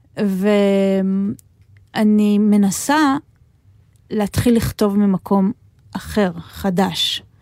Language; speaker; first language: Hebrew; native; Hebrew